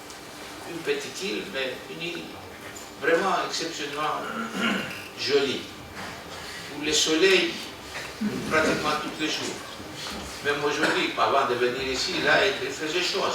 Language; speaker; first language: French; non-native, fluent; Greek